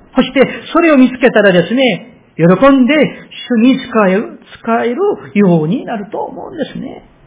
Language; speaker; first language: Japanese; non-native, fluent; Korean